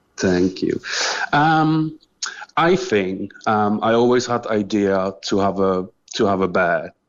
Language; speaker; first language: English; non-native, fluent; Czech